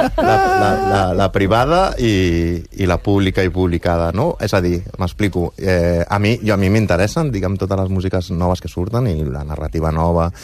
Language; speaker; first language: Catalan; native; Catalan